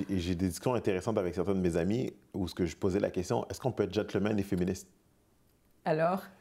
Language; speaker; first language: French; native; French